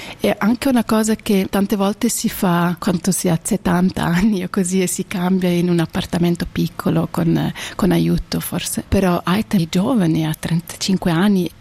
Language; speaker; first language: Italian; non-native, local second language; German